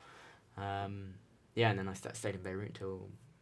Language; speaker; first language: English; native; English